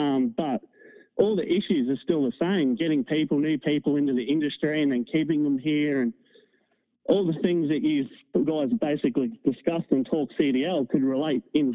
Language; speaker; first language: English; native; English